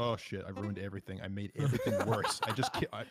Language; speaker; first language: English; native; English